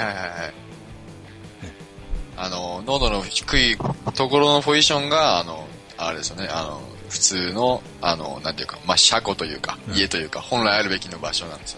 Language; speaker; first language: Japanese; native; Japanese